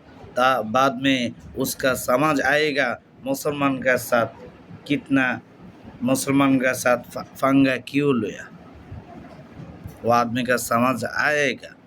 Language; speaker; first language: Hindi; non-native, learner; Bangla